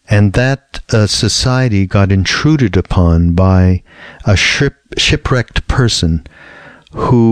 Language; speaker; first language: English; native; English